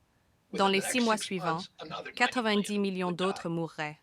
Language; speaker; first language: French; native; French